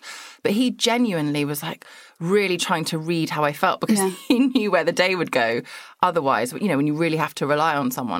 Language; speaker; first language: English; native; English